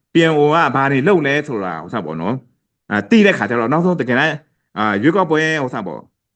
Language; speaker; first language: Burmese; non-native, local second language; Pa'o Karen